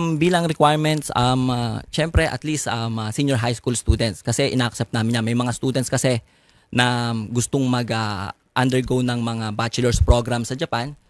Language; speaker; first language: Filipino; native; Filipino